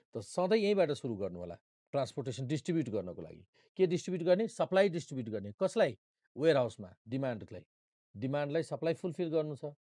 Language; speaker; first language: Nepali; non-native, local second language; Maithili